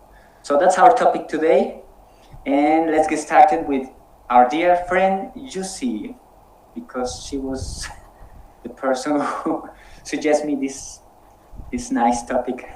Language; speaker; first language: English; non-native, fluent; Spanish